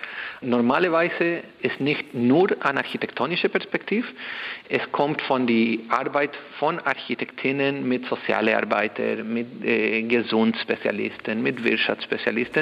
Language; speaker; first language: German; non-native, learner; Spanish